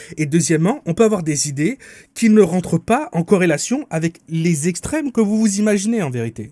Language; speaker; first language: French; native; French